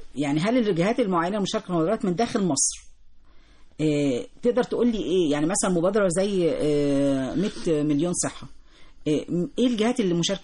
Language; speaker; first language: Arabic; native; Arabic